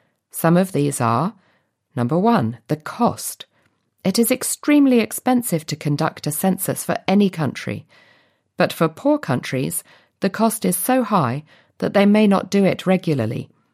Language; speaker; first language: English; native; English